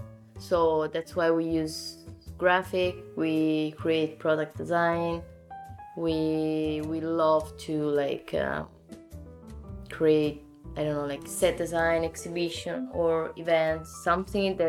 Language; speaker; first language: English; non-native, fluent; Italian